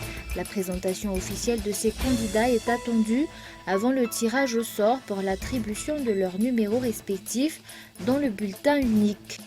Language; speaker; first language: French; non-native, local second language; Malagasy